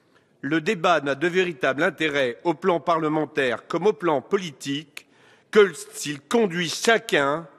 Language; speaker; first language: French; native; French